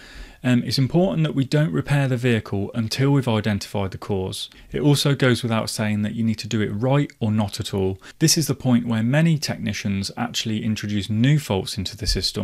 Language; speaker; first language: English; native; English